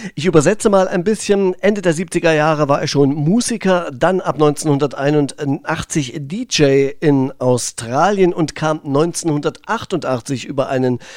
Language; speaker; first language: German; native; German